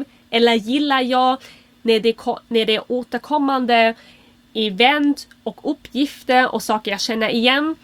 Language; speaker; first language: Swedish; non-native, fluent; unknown